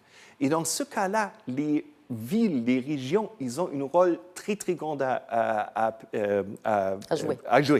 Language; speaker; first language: French; non-native, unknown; German